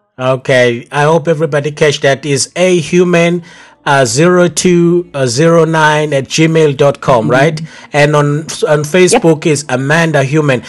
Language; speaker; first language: English; non-native, local second language; Zulu